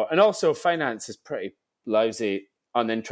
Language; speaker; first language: English; native; English